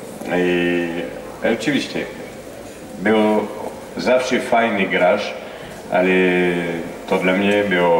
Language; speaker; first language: Polish; non-native, fluent; French